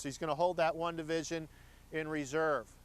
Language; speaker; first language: English; native; English